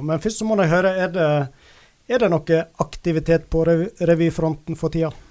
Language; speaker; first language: Norwegian; native; Norwegian